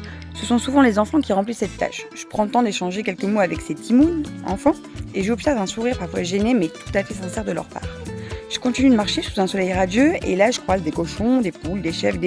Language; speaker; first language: French; native; French